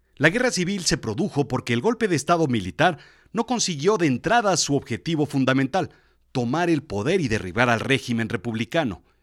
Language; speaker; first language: Spanish; native; Spanish